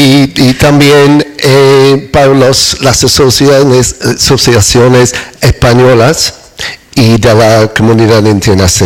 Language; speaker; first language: Spanish; non-native, learner; English